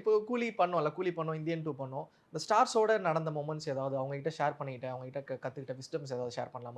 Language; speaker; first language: Tamil; native; Tamil